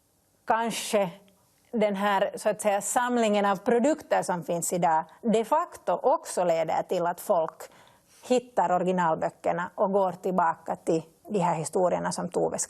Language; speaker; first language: Swedish; native; Swedish